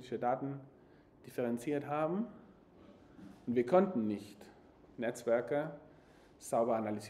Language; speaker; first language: German; non-native, fluent; Spanish